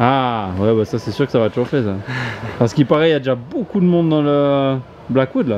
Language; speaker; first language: French; native; French